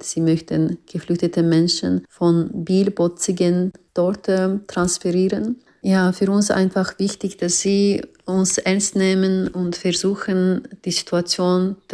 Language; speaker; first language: German; non-native, learner; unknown